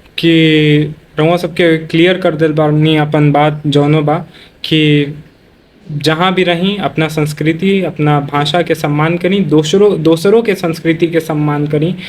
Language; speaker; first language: Bhojpuri; non-native, local second language; Hindi